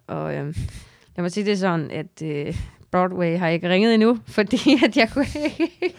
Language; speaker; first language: Danish; native; Danish